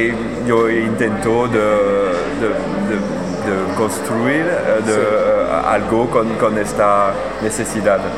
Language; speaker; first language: Spanish; non-native, learner; French